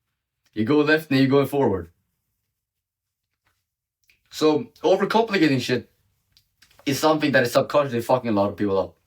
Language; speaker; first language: English; non-native, fluent; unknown